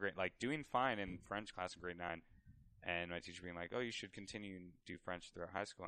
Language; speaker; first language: English; native; English